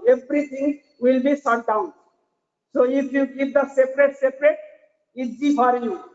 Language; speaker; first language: English; non-native, learner; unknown